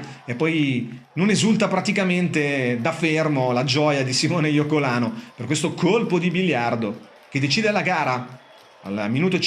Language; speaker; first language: Italian; native; Italian